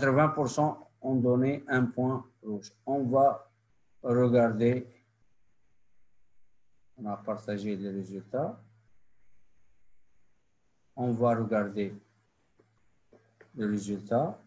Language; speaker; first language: French; non-native, local second language; Arabic